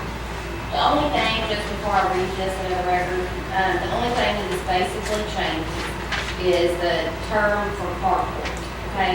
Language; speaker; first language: English; native; English